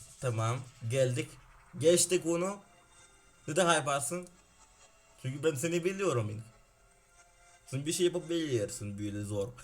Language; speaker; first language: Turkish; non-native, learner; Ukrainian